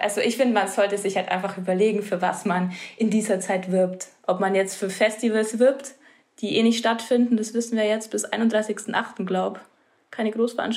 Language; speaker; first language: German; native; German